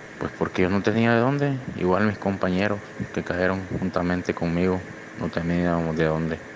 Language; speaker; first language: Spanish; native; Spanish